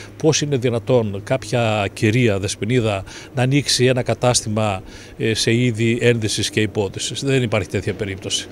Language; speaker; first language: Greek; native; Greek